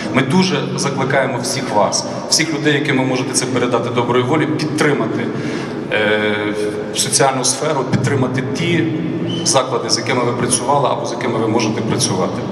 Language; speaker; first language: Ukrainian; native; Ukrainian